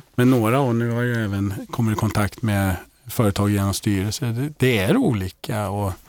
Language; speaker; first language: Swedish; native; Swedish